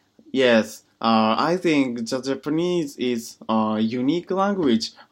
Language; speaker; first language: English; non-native, learner; Japanese